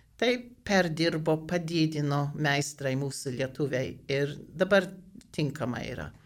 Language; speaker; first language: Lithuanian; early bilingual, heritage; Lithuanian